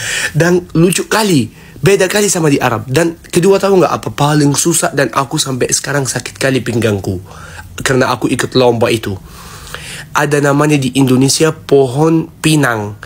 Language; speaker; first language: Indonesian; non-native, fluent; Arabic